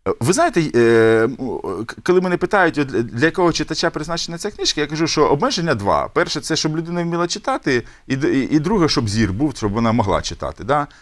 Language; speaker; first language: Ukrainian; native; Ukrainian